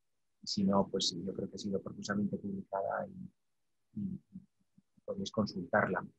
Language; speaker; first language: Spanish; native; Spanish